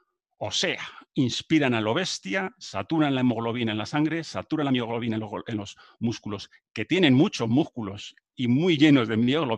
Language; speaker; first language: Spanish; native; Spanish